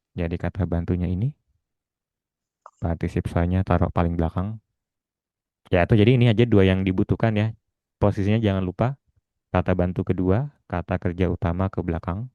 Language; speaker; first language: Indonesian; native; Indonesian